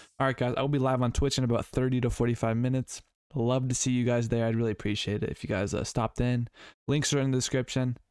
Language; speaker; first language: English; native; English